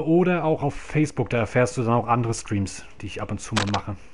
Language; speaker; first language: German; native; German